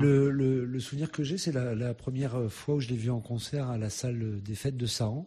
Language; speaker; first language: French; native; French